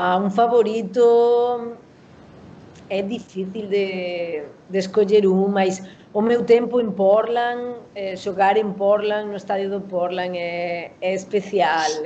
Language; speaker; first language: Portuguese; non-native, learner; Spanish